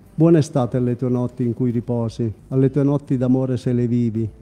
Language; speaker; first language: Italian; native; Italian